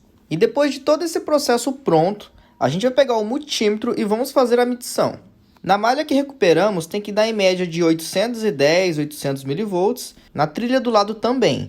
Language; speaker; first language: Portuguese; native; Portuguese